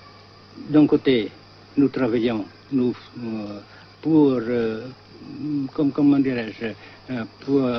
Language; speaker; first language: French; non-native, fluent; Vietnamese